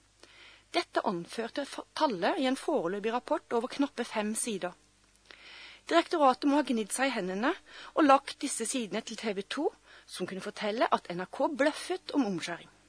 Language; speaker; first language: Norwegian; native; Norwegian